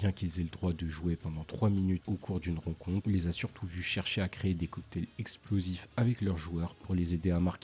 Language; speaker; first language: French; native; French